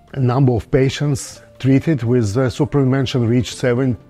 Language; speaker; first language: English; non-native, fluent; Russian